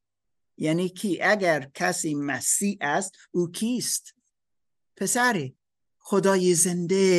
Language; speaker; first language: Persian; non-native, fluent; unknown